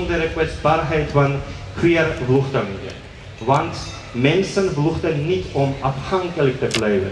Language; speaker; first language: Dutch; non-native, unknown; Georgian